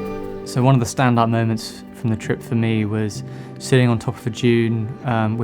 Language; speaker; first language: English; native; English